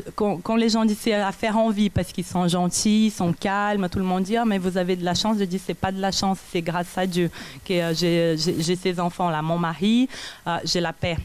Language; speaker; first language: French; non-native, fluent; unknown